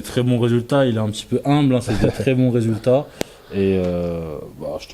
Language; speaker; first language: French; native; French